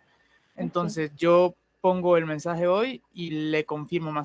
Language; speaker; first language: Spanish; native; Spanish